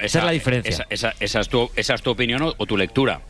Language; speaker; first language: Spanish; native; Spanish